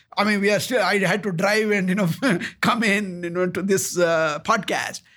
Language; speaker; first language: English; non-native, local second language; Kannada